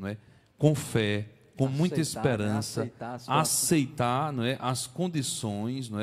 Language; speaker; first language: Portuguese; native; Portuguese